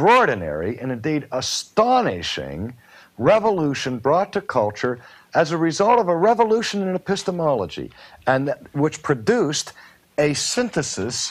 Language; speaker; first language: English; native; English